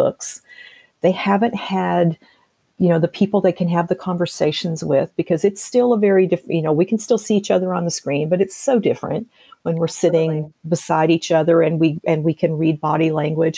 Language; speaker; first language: English; native; English